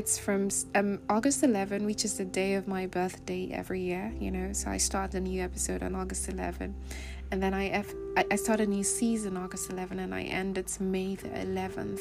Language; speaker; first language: English; non-native, local second language; Igbo